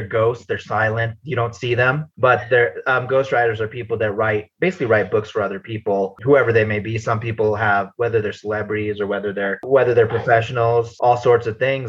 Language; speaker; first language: English; native; English